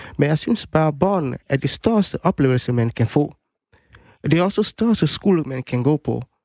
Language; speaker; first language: Danish; non-native, fluent; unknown